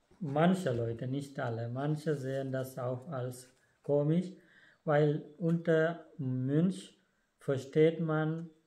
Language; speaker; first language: German; non-native, fluent; Sinhala